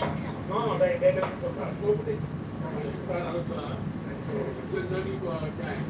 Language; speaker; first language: Vietnamese; native; Vietnamese